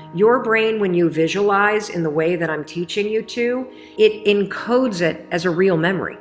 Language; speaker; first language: English; native; English